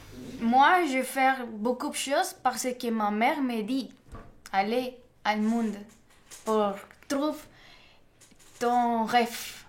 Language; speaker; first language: French; non-native, learner; Spanish